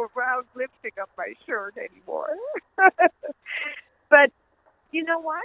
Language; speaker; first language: English; non-native, fluent; Dutch